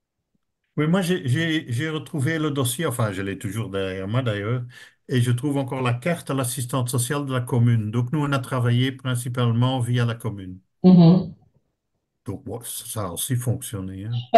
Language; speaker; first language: French; native; French